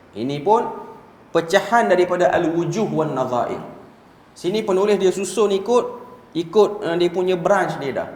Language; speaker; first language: Malay; native; Malay